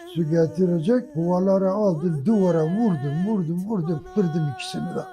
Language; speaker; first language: Turkish; non-native, local second language; Kurdish